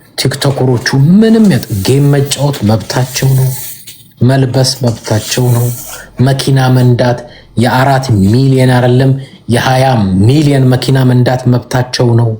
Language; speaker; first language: Amharic; native; Amharic